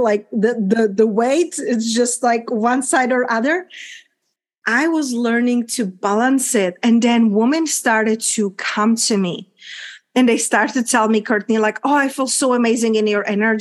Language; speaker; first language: English; non-native, fluent; Czech